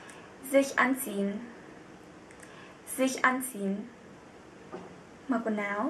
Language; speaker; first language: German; non-native, fluent; Vietnamese